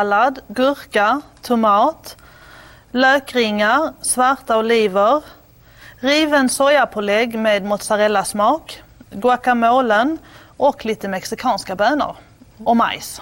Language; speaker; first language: Swedish; native; Swedish